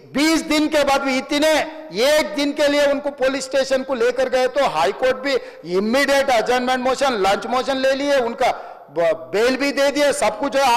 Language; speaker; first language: Hindi; non-native, local second language; Telugu